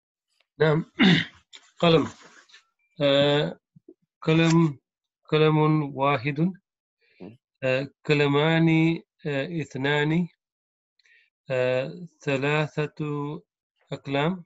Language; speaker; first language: Arabic; non-native, learner; English